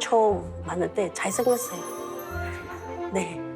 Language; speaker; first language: Korean; non-native, learner; Chinese